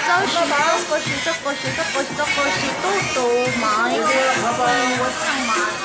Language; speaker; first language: Chinese; non-native, learner; Korean